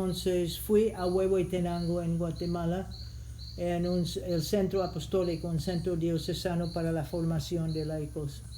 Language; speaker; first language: Spanish; non-native, fluent; English